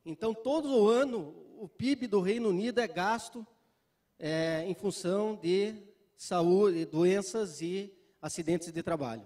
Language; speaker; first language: Portuguese; native; Portuguese